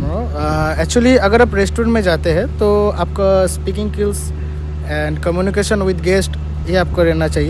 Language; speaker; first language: Hindi; non-native, local second language; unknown